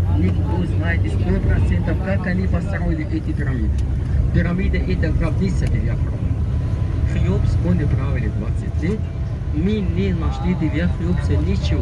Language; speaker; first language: Russian; non-native, learner; Arabic